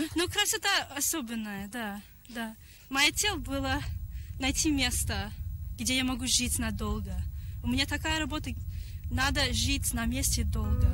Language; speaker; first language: Russian; non-native, fluent; English